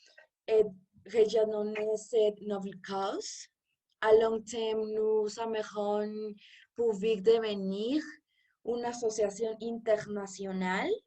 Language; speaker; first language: French; non-native, learner; Spanish